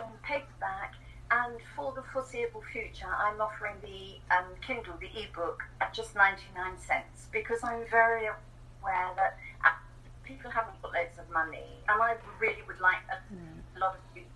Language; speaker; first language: English; native; English